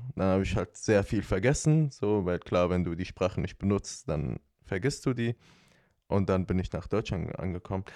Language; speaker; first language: German; non-native, fluent; Arabic